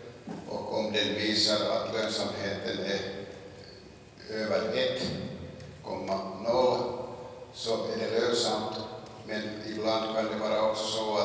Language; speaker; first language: Swedish; non-native, local second language; Finnish